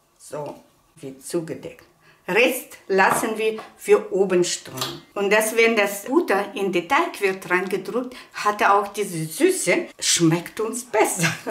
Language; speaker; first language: German; non-native, fluent; Russian